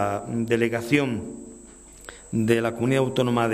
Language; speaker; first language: Spanish; native; Spanish